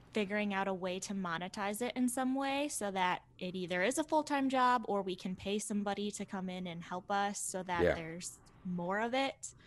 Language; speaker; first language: English; native; English